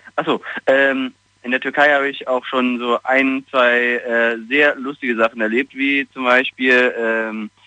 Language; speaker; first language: German; non-native, fluent; Italian